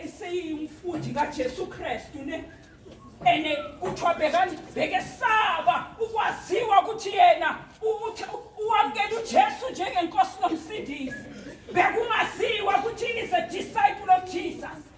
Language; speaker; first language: Zulu; non-native, local second language; Xhosa